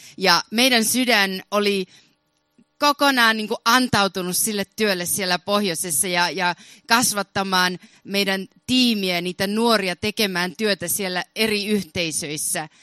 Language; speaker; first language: Finnish; early bilingual, heritage; Finnish